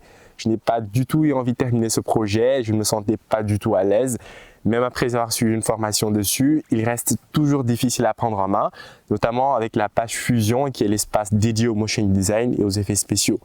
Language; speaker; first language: French; native; French